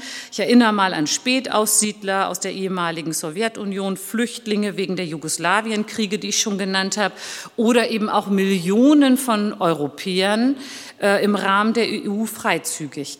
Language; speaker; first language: German; early bilingual, other home language; Turkish